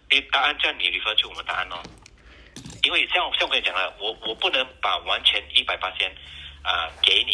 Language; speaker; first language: Chinese; native; Chinese